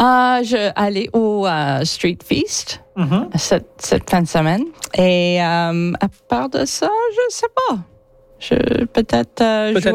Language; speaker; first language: French; non-native, learner; English